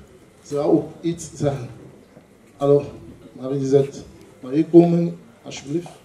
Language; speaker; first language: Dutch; non-native, learner; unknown